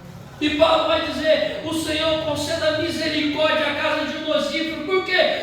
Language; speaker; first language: Portuguese; native; Portuguese